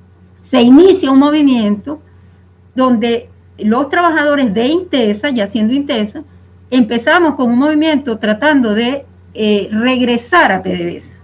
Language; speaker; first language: Spanish; native; Spanish